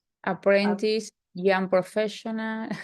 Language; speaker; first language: English; non-native, learner; Spanish